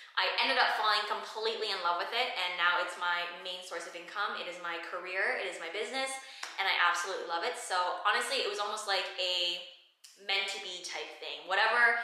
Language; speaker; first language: English; native; English